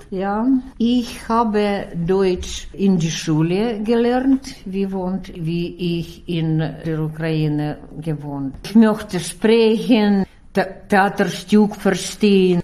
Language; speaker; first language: German; non-native, learner; Ukrainian